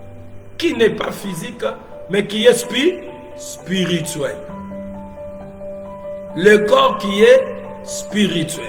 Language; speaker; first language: French; non-native, local second language; Lingala